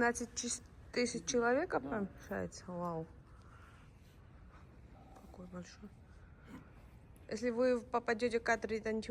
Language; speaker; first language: Russian; non-native, fluent; Georgian